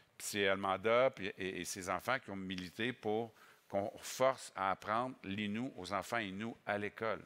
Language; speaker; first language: French; native; French